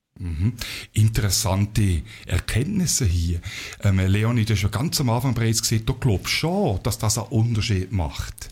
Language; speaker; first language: German; native; German